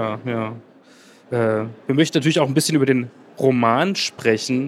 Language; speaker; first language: German; native; German